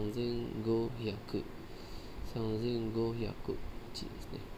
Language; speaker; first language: Japanese; non-native, learner; Indonesian